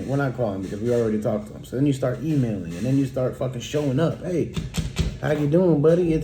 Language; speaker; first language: English; native; English